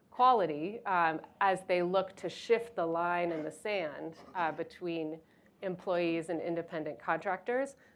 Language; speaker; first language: English; native; English